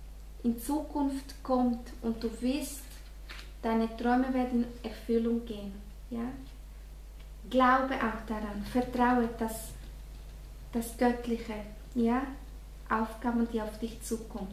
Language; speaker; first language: German; non-native, fluent; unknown